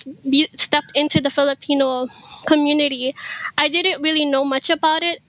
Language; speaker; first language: English; early bilingual, other home language; Iloko